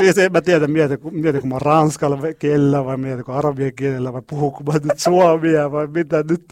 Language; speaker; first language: Finnish; non-native, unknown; Arabic